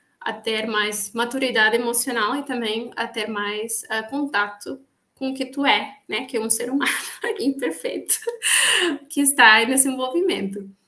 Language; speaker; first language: Portuguese; non-native, fluent; Spanish